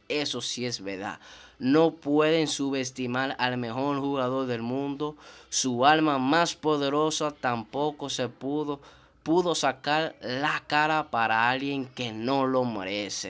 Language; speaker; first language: Spanish; native; Spanish